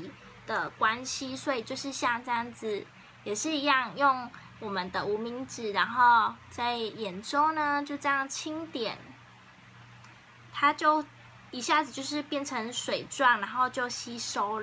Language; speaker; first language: Chinese; native; Chinese